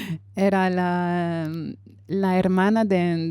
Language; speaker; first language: Spanish; non-native, fluent; French